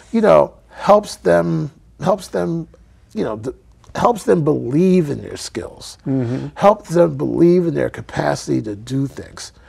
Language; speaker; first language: English; native; English